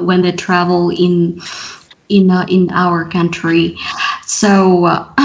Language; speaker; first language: English; non-native, learner; Vietnamese